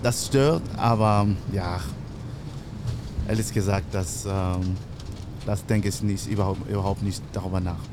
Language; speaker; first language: German; non-native, learner; English